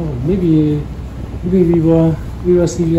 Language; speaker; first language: English; non-native, learner; Chinese